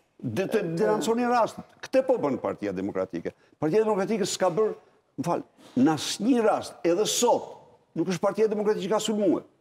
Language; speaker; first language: Albanian; native; Albanian